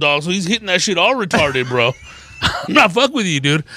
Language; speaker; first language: English; early bilingual, other home language; Spanish